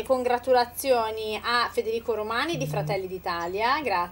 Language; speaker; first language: Italian; native; Italian